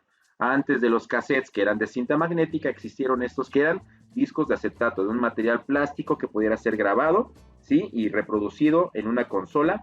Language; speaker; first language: Spanish; native; Spanish